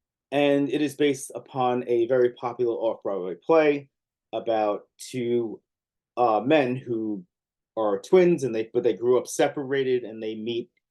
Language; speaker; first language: English; native; English